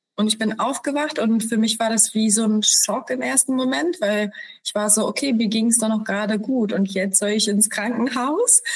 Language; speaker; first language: German; early bilingual, other home language; Polish